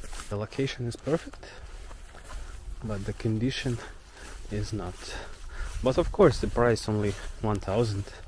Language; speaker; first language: English; non-native, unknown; Ukrainian